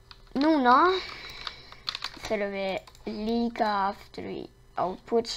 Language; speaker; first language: Icelandic; non-native, learner; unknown